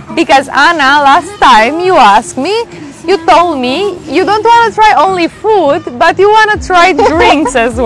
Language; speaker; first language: English; non-native, fluent; Romanian